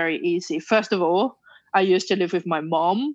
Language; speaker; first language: English; non-native, local second language; Cantonese